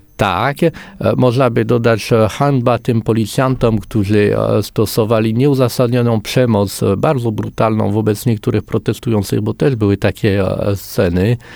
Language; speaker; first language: Polish; non-native, fluent; French